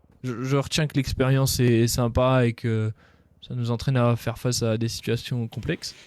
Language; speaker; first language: French; native; French